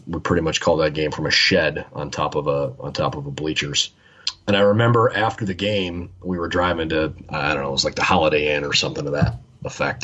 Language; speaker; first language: English; native; English